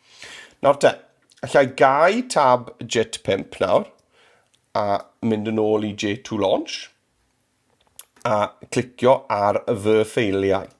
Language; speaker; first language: Welsh; native; Welsh